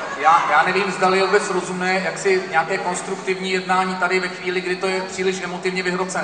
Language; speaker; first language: Czech; native; Czech